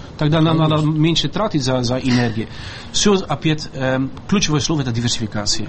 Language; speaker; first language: Russian; non-native, fluent; Dutch